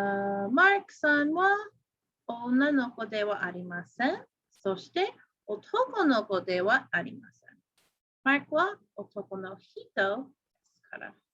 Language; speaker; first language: Japanese; non-native, fluent; English